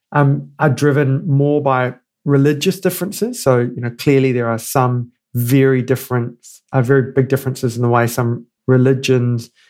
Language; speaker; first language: English; native; English